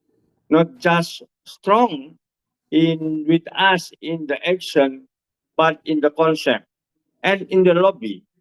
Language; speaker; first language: English; non-native, learner; Indonesian